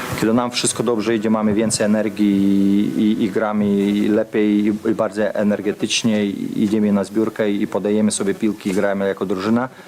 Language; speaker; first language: Polish; non-native, fluent; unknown